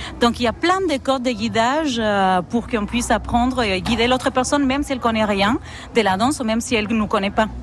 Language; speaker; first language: French; non-native, fluent; Spanish